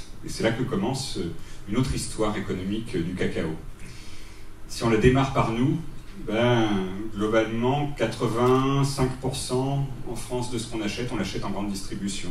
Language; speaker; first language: French; native; French